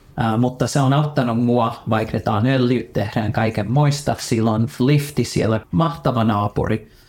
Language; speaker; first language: Finnish; early bilingual, heritage; Finnish